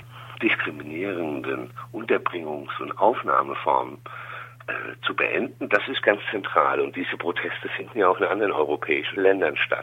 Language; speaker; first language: German; native; German